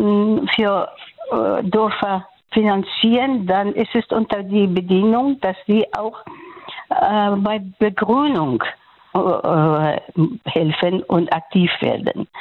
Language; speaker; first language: German; non-native, learner; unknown